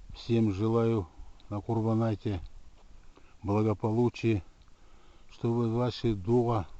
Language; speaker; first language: Russian; non-native, local second language; Kazakh